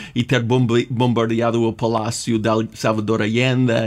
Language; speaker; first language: Portuguese; non-native, fluent; English